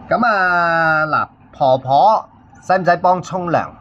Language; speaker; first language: Cantonese; native; Cantonese